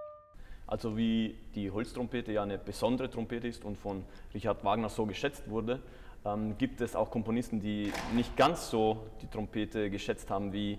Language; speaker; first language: German; non-native, local second language; Italian